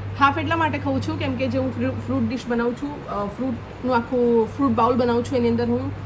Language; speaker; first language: Gujarati; native; Gujarati